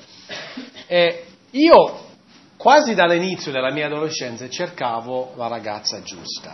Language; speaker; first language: Italian; non-native, fluent; English